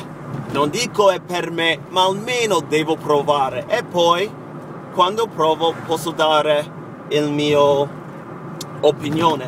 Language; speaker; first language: Italian; non-native, fluent; English